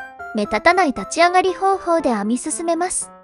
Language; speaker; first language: Japanese; native; Japanese